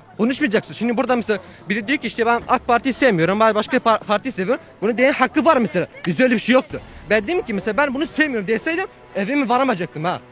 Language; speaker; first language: Turkish; early bilingual, heritage; Turkish